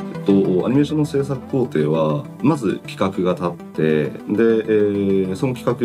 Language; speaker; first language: Japanese; native; Japanese